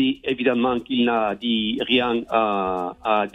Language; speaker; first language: French; non-native, learner; Spanish